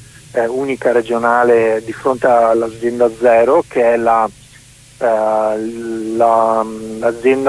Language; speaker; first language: Italian; native; Italian